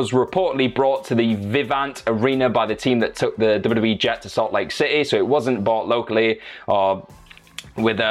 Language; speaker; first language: English; native; English